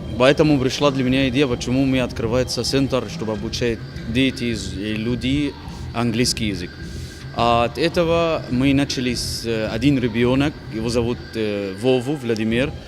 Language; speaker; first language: Russian; non-native, learner; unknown